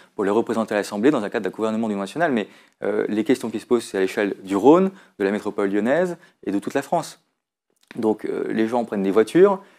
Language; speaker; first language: French; native; French